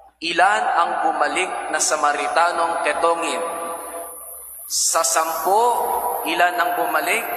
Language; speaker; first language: Filipino; non-native, local second language; Pangasinan